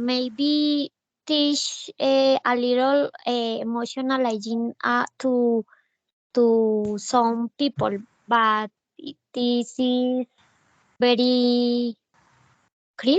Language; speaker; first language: English; non-native, learner; Spanish